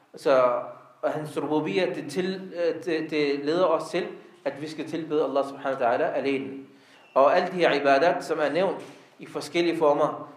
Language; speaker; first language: Danish; early bilingual, other home language; Arabic